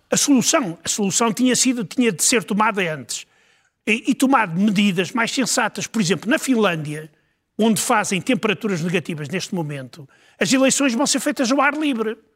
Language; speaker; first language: Portuguese; native; Portuguese